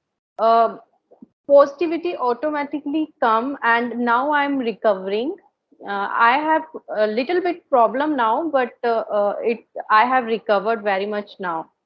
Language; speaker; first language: English; non-native, learner; Hindi